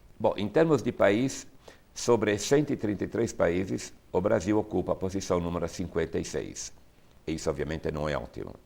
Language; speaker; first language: Portuguese; non-native, fluent; Italian